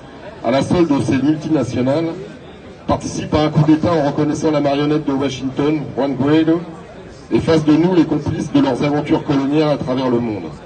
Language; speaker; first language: French; native; French